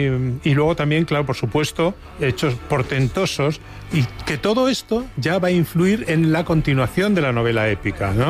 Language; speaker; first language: Spanish; native; Spanish